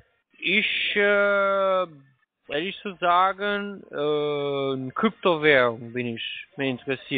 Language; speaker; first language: German; non-native, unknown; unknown